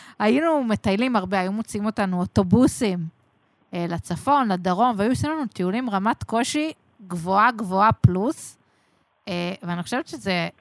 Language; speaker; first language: Hebrew; native; Hebrew